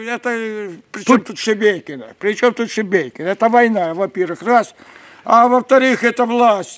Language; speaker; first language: Russian; native; Russian